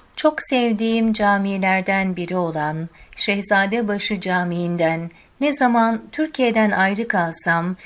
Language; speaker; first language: Turkish; non-native, fluent; Arabic